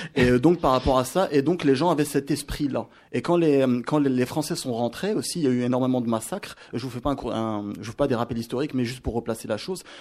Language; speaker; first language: French; non-native, local second language; Arabic